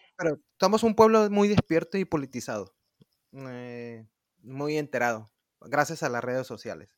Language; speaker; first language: Spanish; native; Spanish